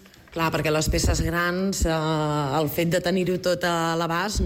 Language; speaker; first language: Catalan; native; Catalan